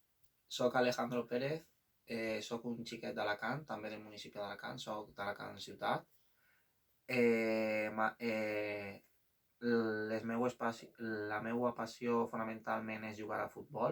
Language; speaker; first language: Catalan; non-native, local second language; Spanish